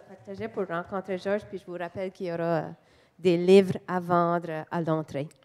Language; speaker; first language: French; native; French